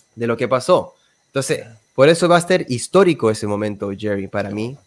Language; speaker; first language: Spanish; native; Spanish